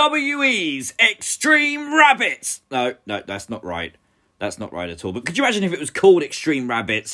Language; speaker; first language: English; native; English